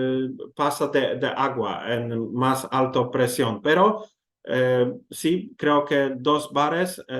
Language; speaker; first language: Spanish; non-native, learner; Polish